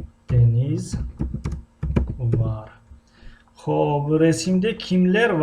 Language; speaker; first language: Turkish; non-native, fluent; Tajik